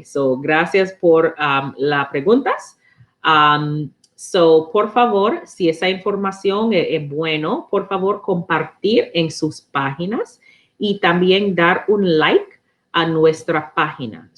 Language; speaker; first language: Spanish; non-native, learner; English